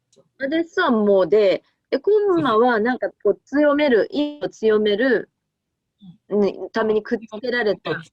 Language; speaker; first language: Japanese; native; Japanese